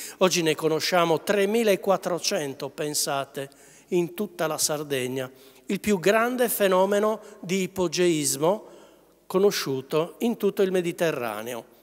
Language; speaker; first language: Italian; native; Italian